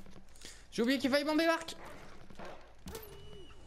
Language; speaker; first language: French; native; French